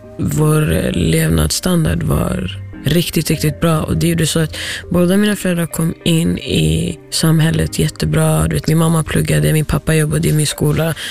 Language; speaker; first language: Swedish; early bilingual, other home language; Somali